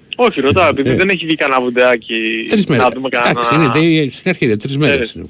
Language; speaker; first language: Greek; native; Greek